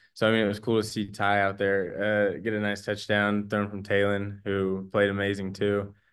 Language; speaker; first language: English; native; English